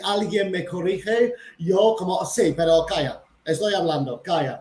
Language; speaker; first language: Spanish; non-native, fluent; English